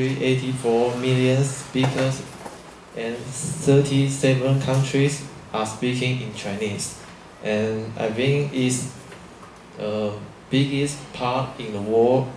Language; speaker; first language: English; non-native, learner; Chinese